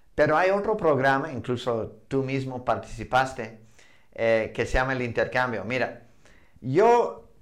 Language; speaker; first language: Spanish; non-native, fluent; English